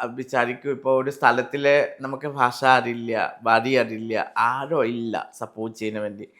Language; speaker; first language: Malayalam; non-native, learner; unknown